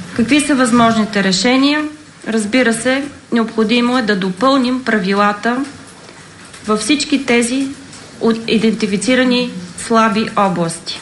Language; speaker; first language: Bulgarian; native; Bulgarian